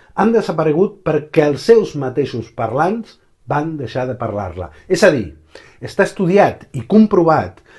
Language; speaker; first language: Catalan; early bilingual, other home language; Spanish